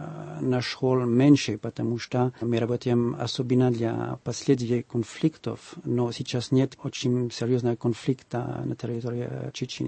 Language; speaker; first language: Russian; non-native, fluent; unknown